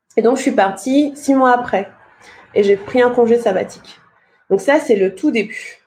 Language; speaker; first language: French; native; French